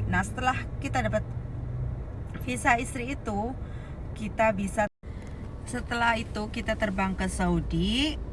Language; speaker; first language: Indonesian; native; Indonesian